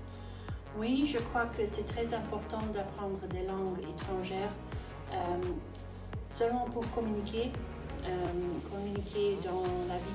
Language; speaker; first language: French; non-native, local second language; Dutch